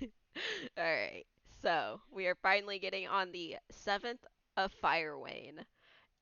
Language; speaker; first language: English; native; English